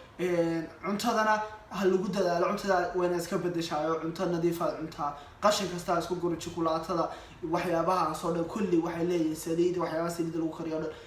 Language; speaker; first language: Somali; early bilingual, heritage; Somali